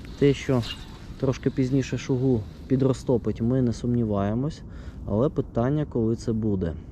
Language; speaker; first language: Ukrainian; non-native, local second language; Russian